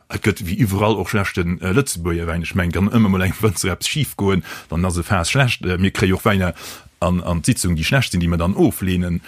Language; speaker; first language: Luxembourgish; native; Luxembourgish